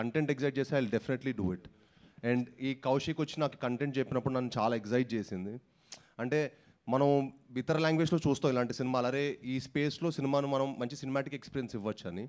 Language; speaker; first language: Telugu; native; Telugu